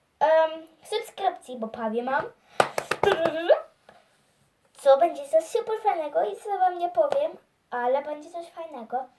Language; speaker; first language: Polish; early bilingual, heritage; Polish